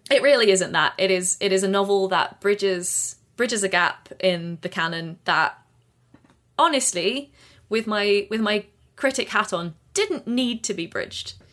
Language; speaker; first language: English; native; English